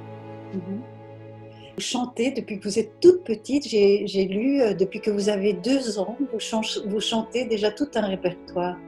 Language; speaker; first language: French; native; French